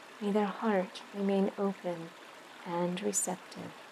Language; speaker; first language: English; native; English